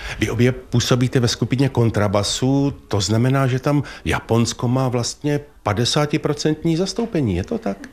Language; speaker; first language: Czech; native; Czech